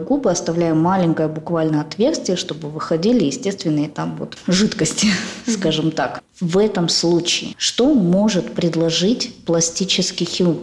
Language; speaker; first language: Russian; native; Russian